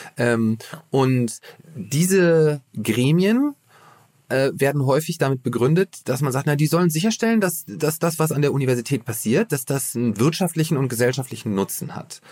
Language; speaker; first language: German; native; German